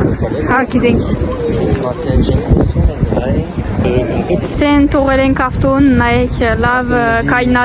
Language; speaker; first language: Armenian; early bilingual, heritage; Armenian